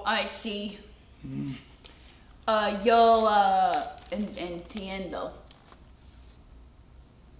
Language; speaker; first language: Spanish; non-native, learner; English